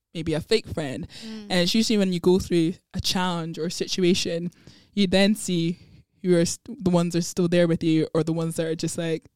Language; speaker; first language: English; non-native, local second language; Akan